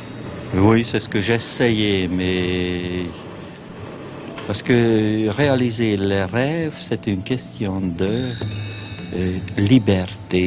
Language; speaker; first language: French; non-native, fluent; Hungarian